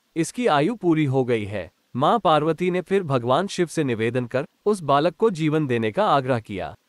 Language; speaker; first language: Hindi; non-native, local second language; Gujarati